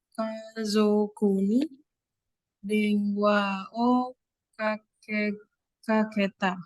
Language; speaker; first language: Japanese; non-native, learner; Indonesian